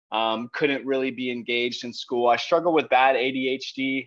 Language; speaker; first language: English; native; English